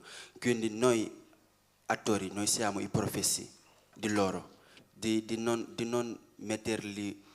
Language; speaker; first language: Italian; non-native, learner; Wolof